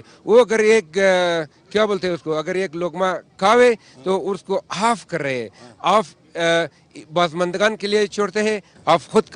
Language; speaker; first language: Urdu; non-native, local second language; Persian